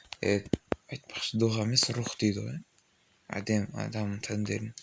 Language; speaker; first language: Kazakh; native; Kazakh